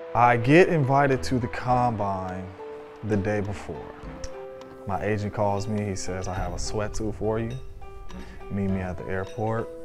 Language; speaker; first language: English; native; English